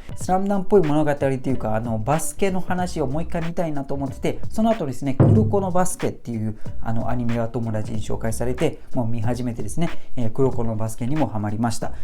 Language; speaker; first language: Japanese; non-native, fluent; Malay